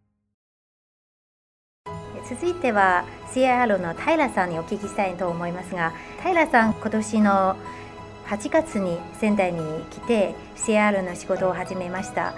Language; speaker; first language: Japanese; non-native, fluent; Chinese